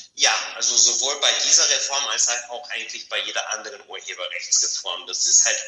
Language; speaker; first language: German; non-native, fluent; Bulgarian